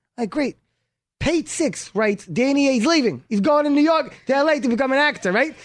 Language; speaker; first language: English; early bilingual, other home language; Hebrew